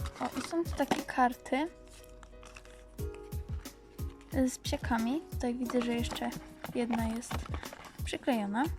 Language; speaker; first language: Polish; native; Polish